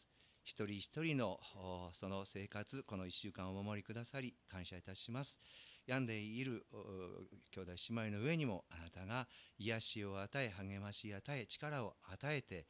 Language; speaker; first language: Japanese; native; Japanese